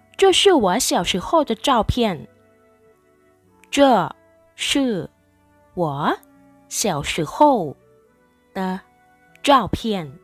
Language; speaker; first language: Chinese; non-native, fluent; Thai